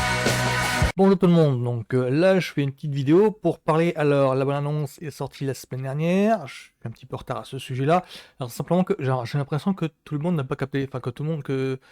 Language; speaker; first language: French; native; French